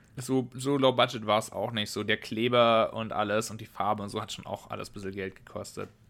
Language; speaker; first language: German; native; German